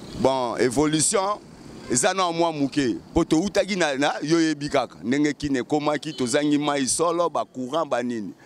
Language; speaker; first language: Lingala; native; Lingala